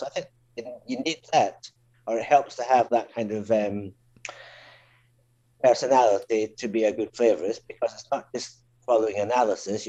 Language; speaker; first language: English; native; English